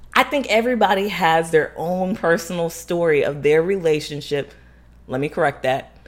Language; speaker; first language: English; native; English